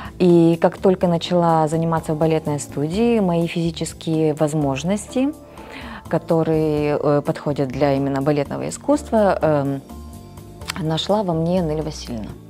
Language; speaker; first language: Russian; native; Russian